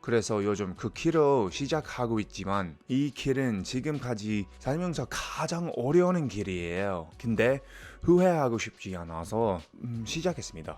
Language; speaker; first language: Korean; non-native, fluent; English